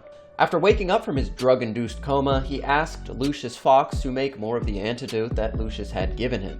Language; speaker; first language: English; native; English